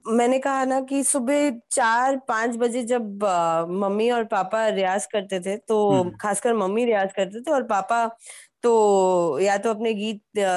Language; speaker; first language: Hindi; native; Hindi